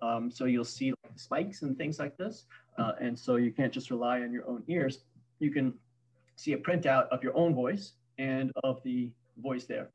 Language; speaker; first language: English; native; English